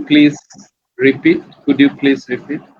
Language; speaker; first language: English; non-native, learner; Bangla